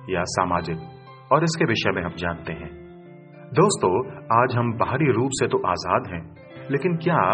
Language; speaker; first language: Hindi; native; Hindi